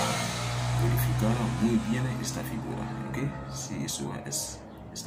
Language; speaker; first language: Spanish; non-native, learner; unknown